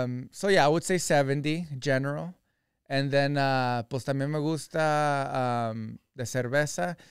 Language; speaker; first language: Spanish; early bilingual, heritage; Spanish